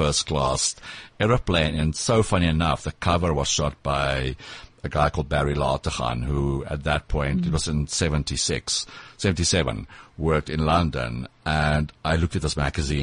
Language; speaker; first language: English; non-native, local second language; Afrikaans